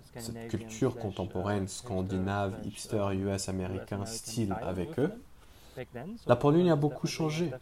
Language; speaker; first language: French; non-native, fluent; German